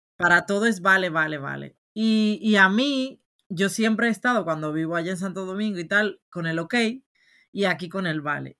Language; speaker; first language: Spanish; native; Spanish